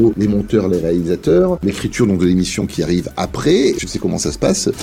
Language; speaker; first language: French; native; French